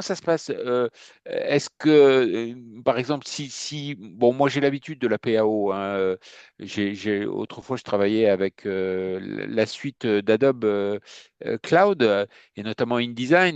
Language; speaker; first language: French; native; French